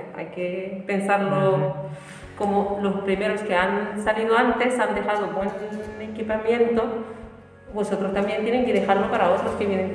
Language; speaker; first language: Spanish; non-native, learner; Arabic